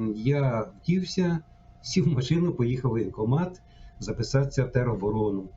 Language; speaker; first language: Ukrainian; native; Ukrainian